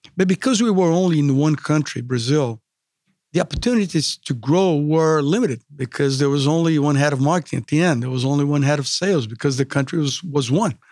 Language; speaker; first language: English; non-native, fluent; Portuguese